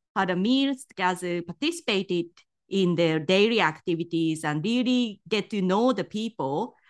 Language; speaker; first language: English; non-native, fluent; Japanese